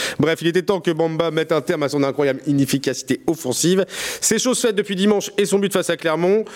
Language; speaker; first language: French; native; French